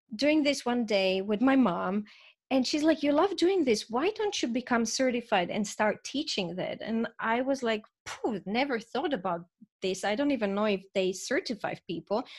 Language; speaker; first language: English; non-native, fluent; Croatian